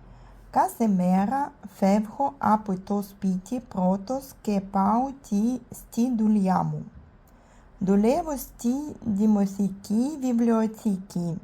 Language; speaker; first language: Greek; non-native, learner; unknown